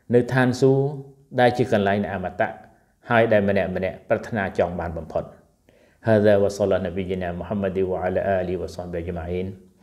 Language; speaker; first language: Khmer; non-native, local second language; Eastern Cham